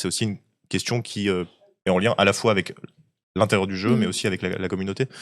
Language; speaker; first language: French; native; French